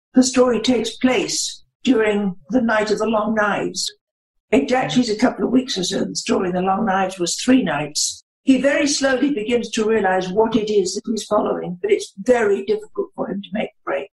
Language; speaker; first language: English; native; English